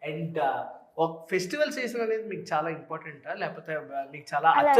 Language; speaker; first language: Telugu; native; Telugu